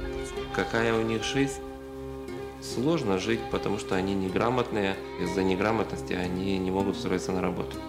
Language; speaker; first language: Russian; native; Russian